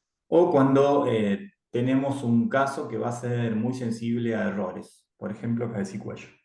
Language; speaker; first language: Spanish; native; Spanish